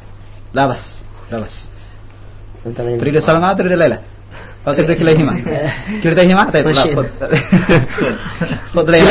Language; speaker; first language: Arabic; non-native, fluent; Indonesian